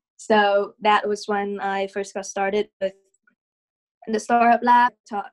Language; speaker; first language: English; non-native, fluent; Vietnamese